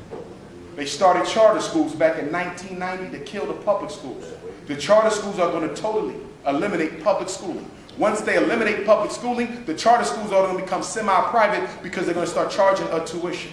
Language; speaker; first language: English; native; English